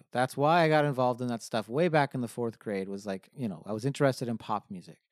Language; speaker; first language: English; native; English